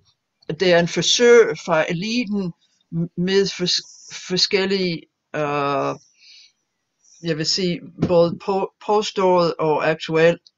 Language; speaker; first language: Danish; non-native, fluent; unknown